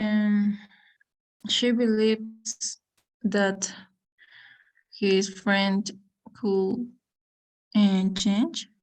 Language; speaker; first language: English; non-native, learner; Spanish